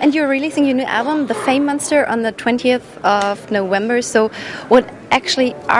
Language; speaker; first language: English; non-native, fluent; German